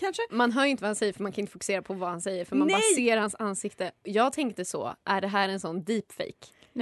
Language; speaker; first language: Swedish; native; Swedish